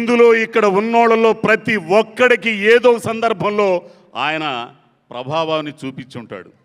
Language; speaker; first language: Telugu; native; Telugu